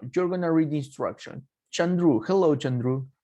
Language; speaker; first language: English; non-native, fluent; Spanish